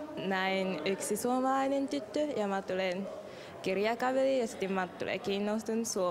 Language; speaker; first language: Finnish; non-native, learner; Japanese